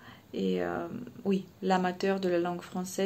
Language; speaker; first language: French; non-native, fluent; Russian